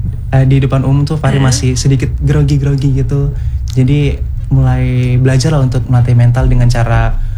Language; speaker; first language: Indonesian; non-native, local second language; Javanese